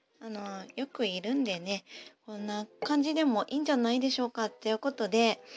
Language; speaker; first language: Japanese; native; Japanese